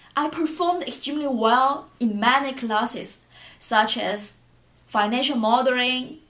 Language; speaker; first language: English; non-native, fluent; Chinese